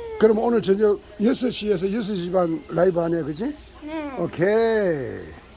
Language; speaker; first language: Korean; native; Korean